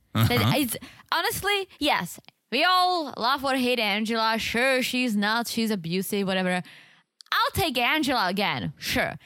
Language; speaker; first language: English; non-native, fluent; Czech